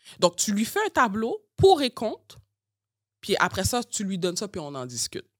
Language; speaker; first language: French; early bilingual, other home language; Haitian Creole